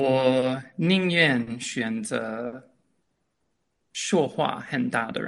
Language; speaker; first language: Chinese; non-native, fluent; English